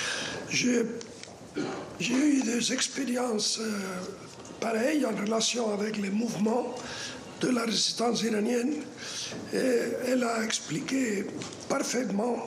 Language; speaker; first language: French; non-native, fluent; Spanish